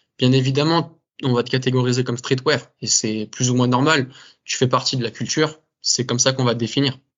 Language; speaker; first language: French; native; French